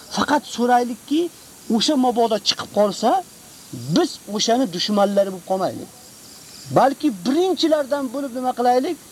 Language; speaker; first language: Uzbek; native; Uzbek